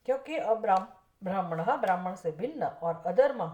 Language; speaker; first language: Hindi; non-native, local second language; Gujarati